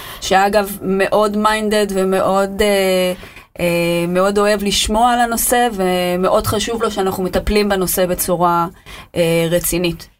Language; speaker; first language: Hebrew; native; Hebrew